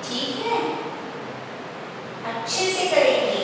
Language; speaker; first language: Hindi; native; Hindi